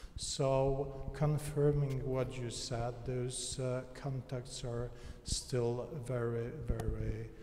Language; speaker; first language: English; non-native, fluent; Polish